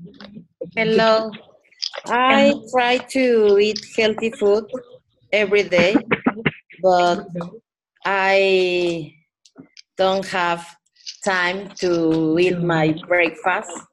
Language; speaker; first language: English; non-native, learner; Spanish